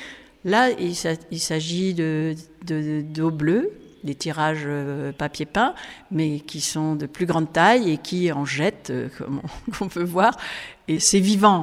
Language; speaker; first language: French; native; French